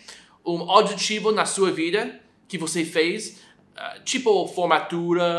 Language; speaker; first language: Portuguese; non-native, fluent; English